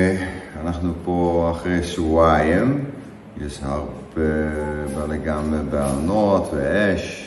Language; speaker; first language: Hebrew; non-native, learner; Dutch